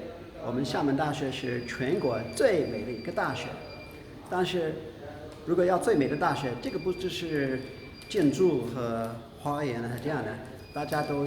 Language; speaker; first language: Chinese; non-native, fluent; English